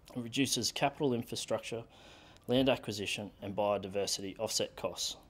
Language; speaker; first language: English; native; English